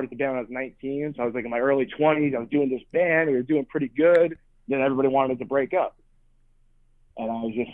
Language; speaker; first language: English; native; English